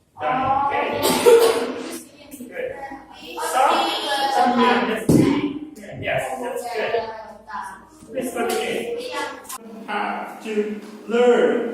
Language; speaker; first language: English; non-native, learner; Indonesian